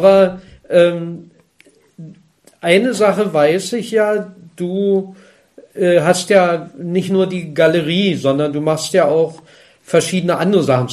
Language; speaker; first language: German; native; German